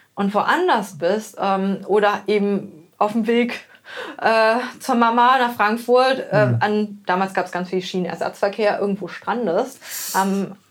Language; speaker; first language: German; native; German